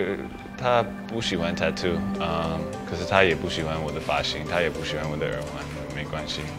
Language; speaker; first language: Chinese; early bilingual, heritage; English